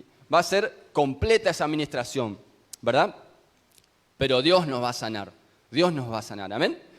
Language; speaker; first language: Spanish; native; Spanish